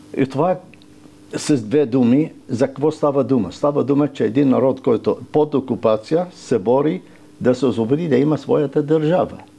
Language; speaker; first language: Bulgarian; non-native, fluent; Arabic